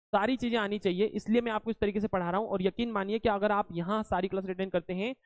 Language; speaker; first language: Hindi; native; Hindi